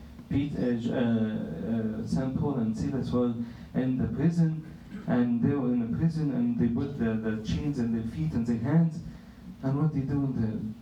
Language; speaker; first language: English; non-native, fluent; Arabic